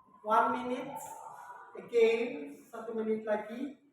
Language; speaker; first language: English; non-native, learner; Indonesian